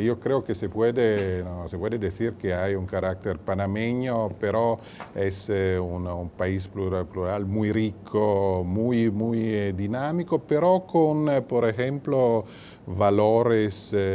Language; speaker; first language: Spanish; non-native, fluent; Italian